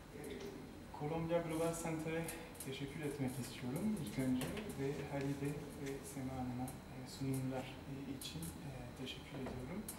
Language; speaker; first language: Turkish; non-native, fluent; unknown